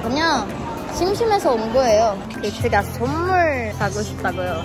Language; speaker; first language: Korean; non-native, learner; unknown